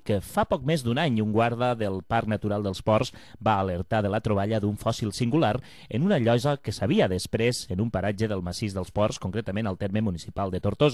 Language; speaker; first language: Catalan; native; Catalan